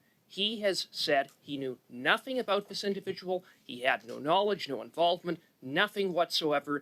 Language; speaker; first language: English; native; English